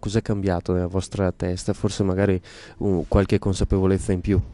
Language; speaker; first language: Italian; native; Italian